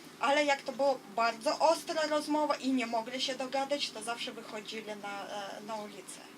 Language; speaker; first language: Polish; non-native, fluent; Russian